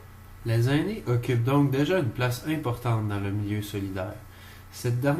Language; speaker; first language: French; native; French